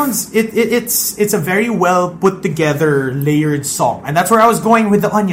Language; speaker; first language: English; non-native, local second language; Filipino